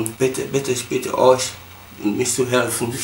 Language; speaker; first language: German; early bilingual, other home language; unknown